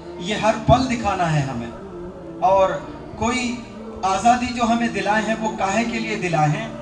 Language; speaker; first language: Hindi; native; Hindi